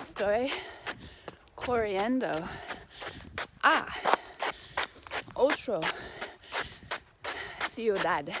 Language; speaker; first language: Spanish; non-native, learner; English